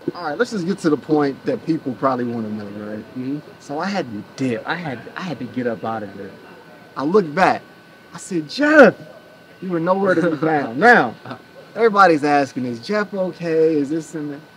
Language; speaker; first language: English; native; English